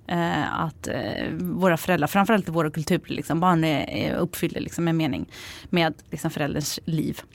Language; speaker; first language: Swedish; early bilingual, other home language; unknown